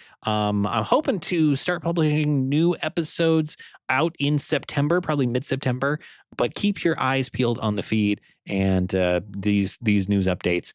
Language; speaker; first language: English; native; English